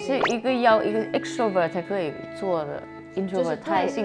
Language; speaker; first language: Chinese; non-native, fluent; Vietnamese